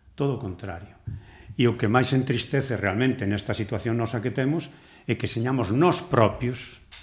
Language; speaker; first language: Galician; non-native, local second language; Spanish